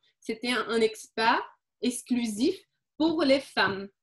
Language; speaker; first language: French; non-native, fluent; Portuguese